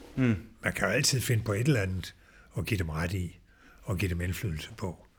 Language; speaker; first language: Danish; native; Danish